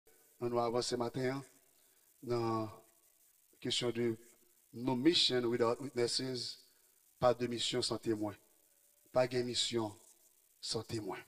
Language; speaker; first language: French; non-native, local second language; Haitian Creole